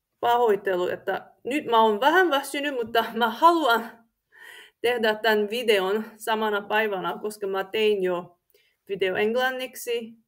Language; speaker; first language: Finnish; non-native, learner; English